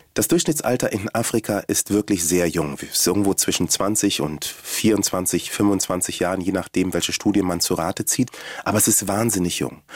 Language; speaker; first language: German; early bilingual, other home language; Swahili